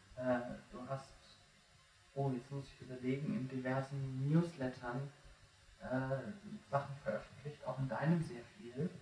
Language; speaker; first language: German; native; German